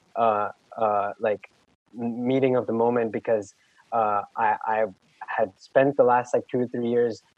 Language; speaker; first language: English; non-native, local second language; Hindi